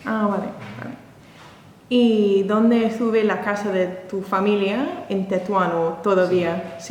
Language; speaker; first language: Spanish; non-native, learner; English